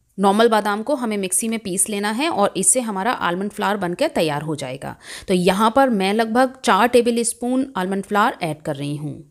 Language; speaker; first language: Hindi; native; Hindi